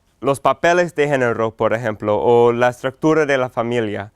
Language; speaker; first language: Spanish; non-native, fluent; English